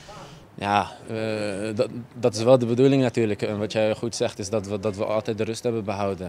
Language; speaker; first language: Dutch; native; Dutch